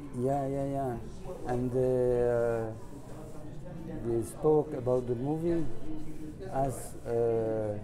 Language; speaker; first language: English; non-native, learner; French